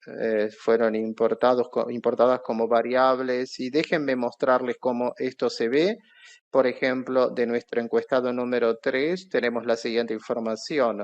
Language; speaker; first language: Spanish; non-native, fluent; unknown